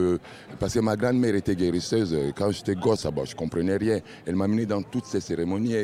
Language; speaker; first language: French; non-native, local second language; Lingala